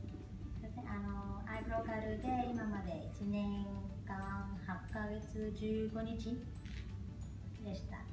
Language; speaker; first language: Japanese; non-native, learner; Vietnamese